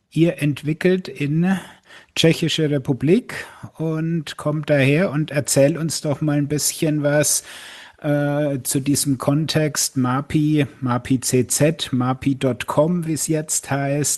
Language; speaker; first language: German; native; German